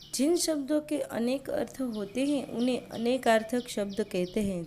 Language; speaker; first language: Hindi; non-native, local second language; Gujarati